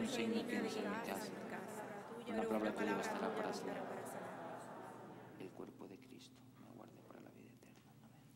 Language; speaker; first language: Spanish; native; Spanish